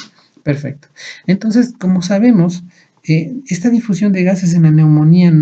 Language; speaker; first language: Spanish; native; Spanish